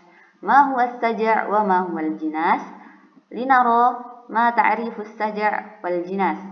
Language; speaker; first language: Arabic; non-native, fluent; Indonesian